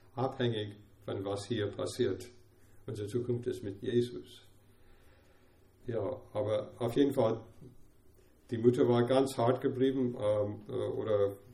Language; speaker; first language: German; non-native, fluent; English